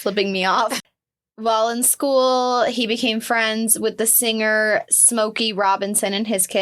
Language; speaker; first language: English; native; English